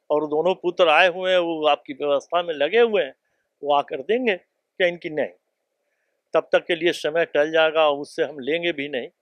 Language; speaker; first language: Hindi; native; Hindi